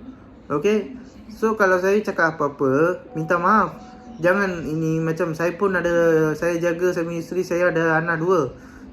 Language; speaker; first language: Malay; non-native, local second language; Tamil